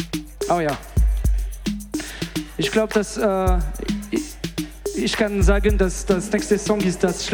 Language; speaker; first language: German; non-native, local second language; French